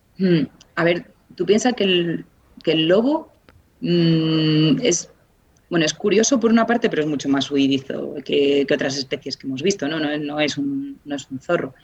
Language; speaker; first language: Spanish; native; Spanish